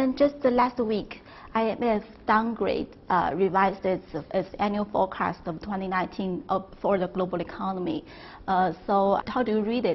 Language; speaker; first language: English; non-native, fluent; Chinese